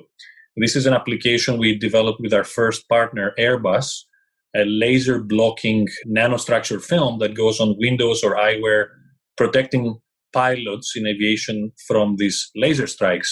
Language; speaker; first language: English; non-native, fluent; Greek